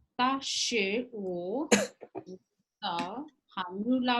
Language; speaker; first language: Chinese; non-native, learner; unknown